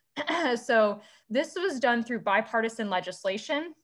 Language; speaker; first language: English; native; English